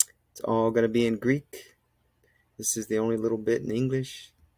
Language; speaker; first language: English; native; English